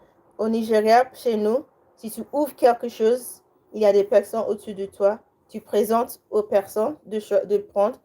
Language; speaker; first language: French; non-native, learner; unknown